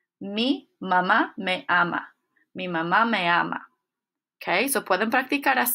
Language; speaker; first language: Spanish; non-native, fluent; English